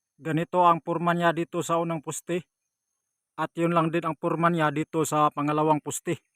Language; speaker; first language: Filipino; non-native, local second language; Cebuano